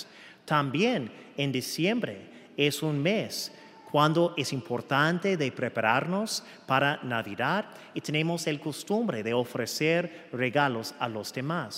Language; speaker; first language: Spanish; non-native, fluent; English